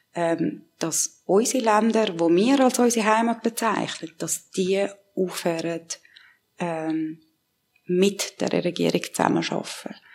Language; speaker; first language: German; early bilingual, other home language; Persian